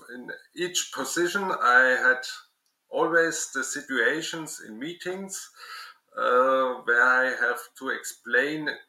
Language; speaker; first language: English; non-native, learner; German